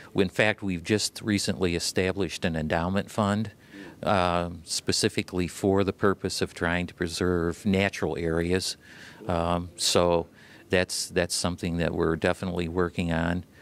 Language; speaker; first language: English; native; English